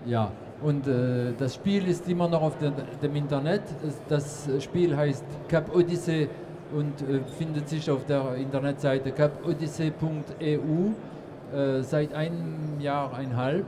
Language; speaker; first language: German; non-native, fluent; French